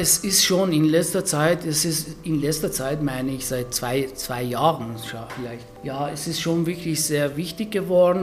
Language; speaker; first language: German; non-native, fluent; Persian